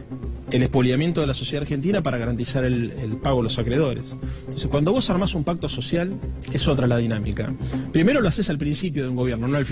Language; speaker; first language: Spanish; native; Spanish